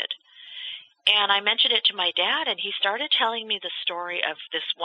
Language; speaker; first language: English; native; English